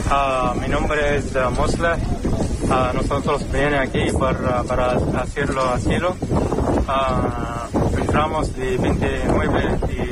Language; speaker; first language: Spanish; non-native, learner; Arabic